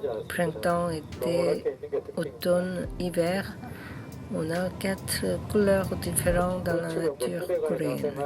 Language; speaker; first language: French; non-native, learner; Korean